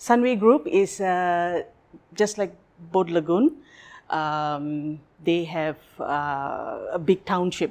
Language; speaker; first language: English; non-native, local second language; Tamil